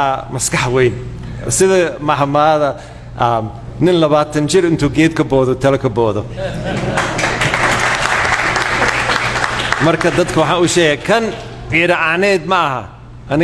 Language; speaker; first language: Somali; non-native, fluent; English